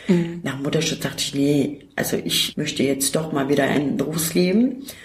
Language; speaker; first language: German; non-native, fluent; Turkish